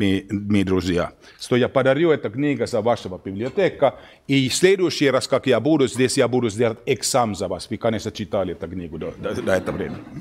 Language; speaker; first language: Russian; non-native, learner; Finnish